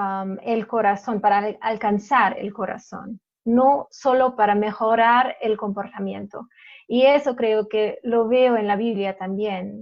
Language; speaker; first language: Spanish; non-native, fluent; German